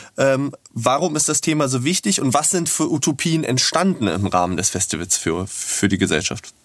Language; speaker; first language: German; native; German